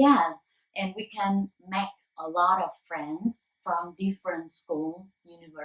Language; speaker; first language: English; non-native, learner; Vietnamese